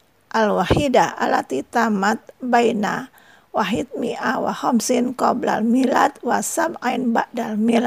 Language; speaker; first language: Arabic; non-native, fluent; Indonesian